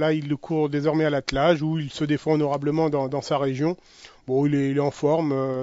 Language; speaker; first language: French; native; French